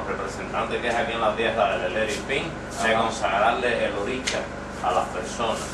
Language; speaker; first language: Spanish; native; Spanish